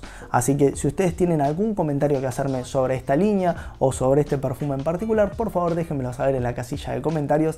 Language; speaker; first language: Spanish; native; Spanish